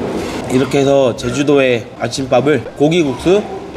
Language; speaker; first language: Korean; native; Korean